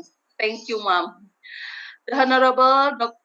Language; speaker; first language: English; non-native, learner; Indonesian